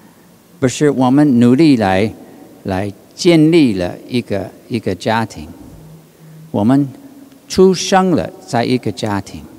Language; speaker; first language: Chinese; non-native, learner; English